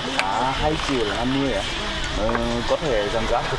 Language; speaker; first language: Vietnamese; non-native, fluent; Korean